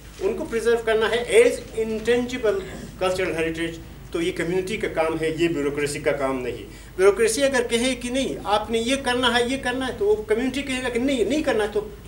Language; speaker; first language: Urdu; non-native, local second language; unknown